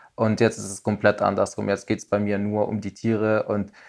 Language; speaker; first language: German; non-native, fluent; Arabic